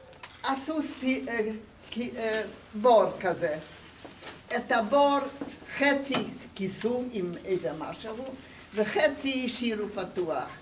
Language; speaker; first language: Hebrew; non-native, fluent; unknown